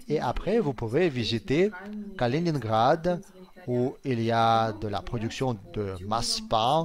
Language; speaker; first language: French; non-native, fluent; Russian